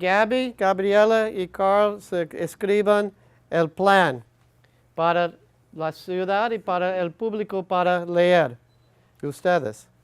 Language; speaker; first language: Spanish; non-native, learner; English